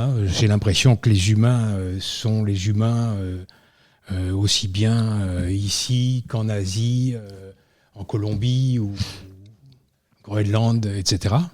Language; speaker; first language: French; native; French